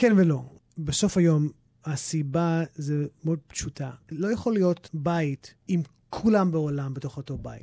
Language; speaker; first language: Hebrew; early bilingual, heritage; English